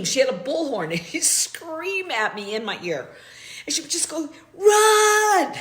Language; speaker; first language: English; native; English